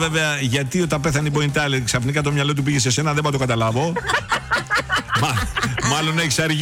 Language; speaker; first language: Greek; native; Greek